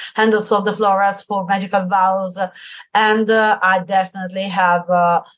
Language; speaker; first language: English; non-native, fluent; Italian